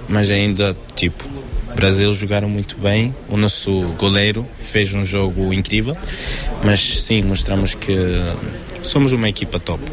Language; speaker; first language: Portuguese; non-native, fluent; Norwegian